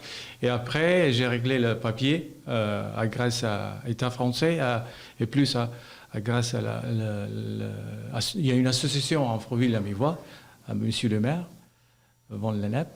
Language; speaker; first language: French; non-native, learner; Albanian